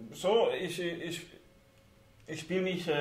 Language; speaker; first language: German; non-native, fluent; Hungarian